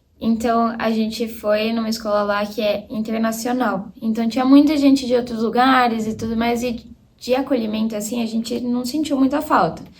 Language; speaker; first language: Portuguese; early bilingual, other home language; Spanish